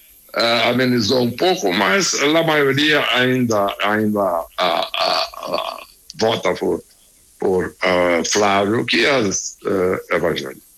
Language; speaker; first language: Spanish; non-native, learner; Portuguese